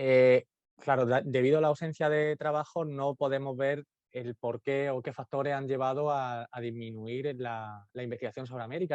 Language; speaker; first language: Spanish; native; Spanish